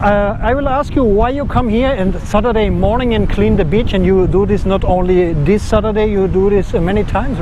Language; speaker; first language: English; non-native, learner; German